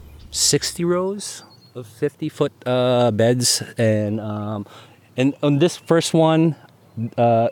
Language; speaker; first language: English; non-native, local second language; Filipino